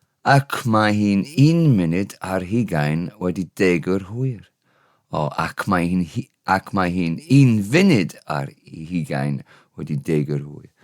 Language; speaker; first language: Welsh; non-native, learner; English